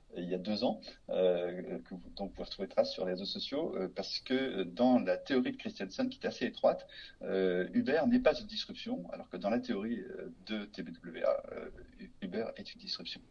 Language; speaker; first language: French; native; French